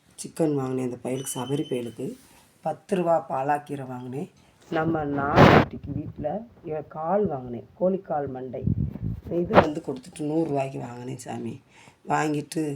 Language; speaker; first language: Tamil; native; Tamil